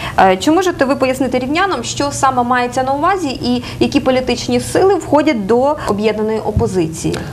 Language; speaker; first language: Ukrainian; native; Ukrainian